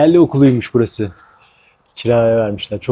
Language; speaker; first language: Turkish; native; Turkish